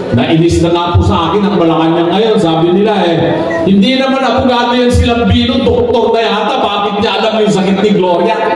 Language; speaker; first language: Filipino; non-native, local second language; Pangasinan